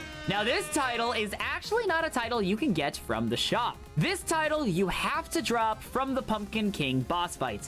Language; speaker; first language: English; native; English